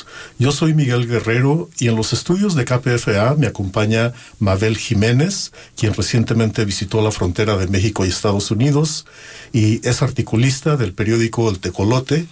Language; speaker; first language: Spanish; native; Spanish